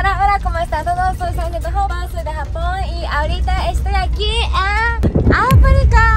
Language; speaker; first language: Spanish; non-native, learner; Japanese